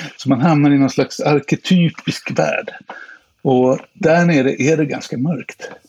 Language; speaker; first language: Swedish; native; Swedish